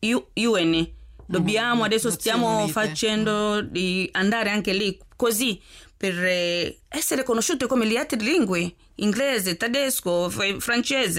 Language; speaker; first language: Italian; non-native, learner; Swahili